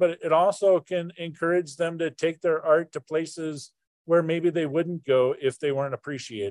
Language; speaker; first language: English; native; English